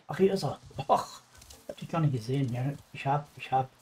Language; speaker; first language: German; native; German